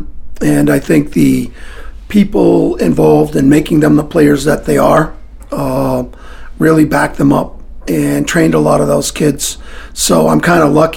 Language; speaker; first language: English; early bilingual, other home language; French